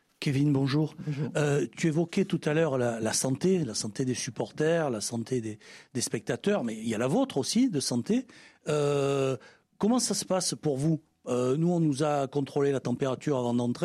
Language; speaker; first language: French; native; French